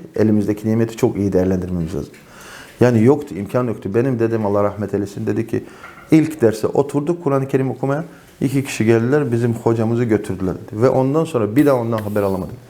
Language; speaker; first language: Turkish; non-native, fluent; Avaric